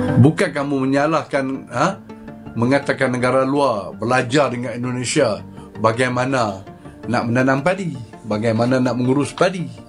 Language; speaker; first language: Malay; native; Malay